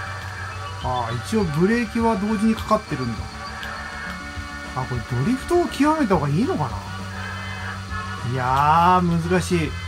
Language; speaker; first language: Japanese; native; Japanese